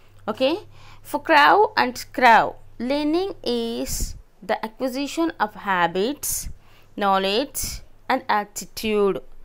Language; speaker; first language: English; non-native, local second language; Telugu